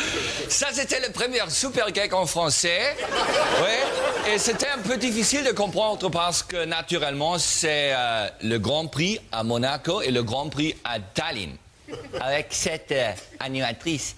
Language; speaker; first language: French; non-native, learner; German